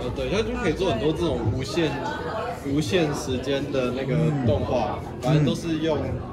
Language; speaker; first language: Chinese; native; Chinese